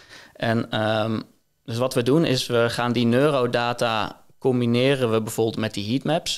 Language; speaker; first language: Dutch; native; Dutch